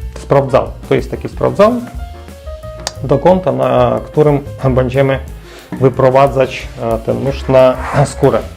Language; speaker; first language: Polish; non-native, learner; Ukrainian